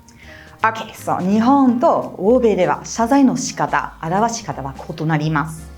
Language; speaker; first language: Japanese; non-native, fluent; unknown